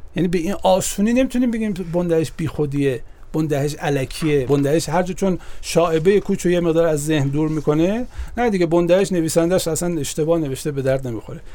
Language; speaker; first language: Persian; native; Persian